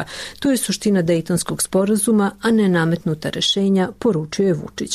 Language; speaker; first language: Croatian; native; Croatian